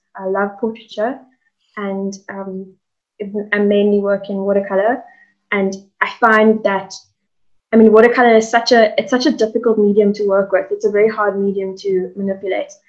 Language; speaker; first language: English; native; English